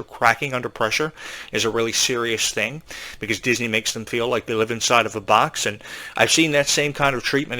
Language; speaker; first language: English; native; English